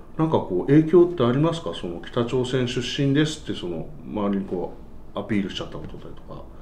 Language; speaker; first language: Japanese; native; Japanese